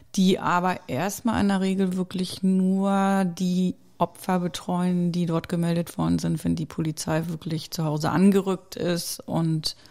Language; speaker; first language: German; native; German